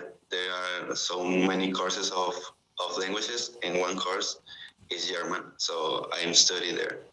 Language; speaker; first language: English; non-native, learner; Spanish